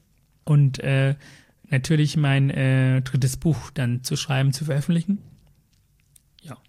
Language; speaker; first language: German; early bilingual, other home language; Tamil